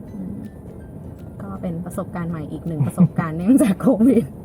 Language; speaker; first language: Thai; native; Thai